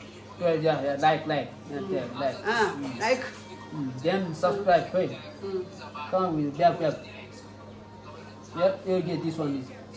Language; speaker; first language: English; non-native, learner; Nepali